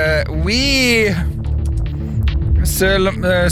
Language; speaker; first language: French; non-native, learner; Swedish